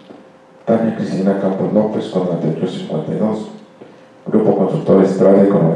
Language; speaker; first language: Spanish; native; Spanish